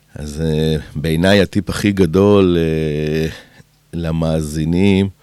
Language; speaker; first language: Hebrew; early bilingual, other home language; Spanish